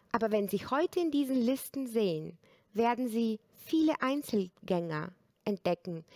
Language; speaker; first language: German; non-native, fluent; Bulgarian